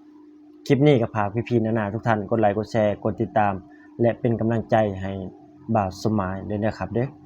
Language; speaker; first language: Thai; non-native, local second language; Northeastern Thai